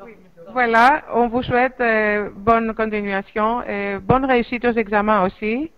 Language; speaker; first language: French; non-native, fluent; Greek